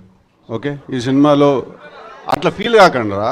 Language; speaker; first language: Telugu; native; Telugu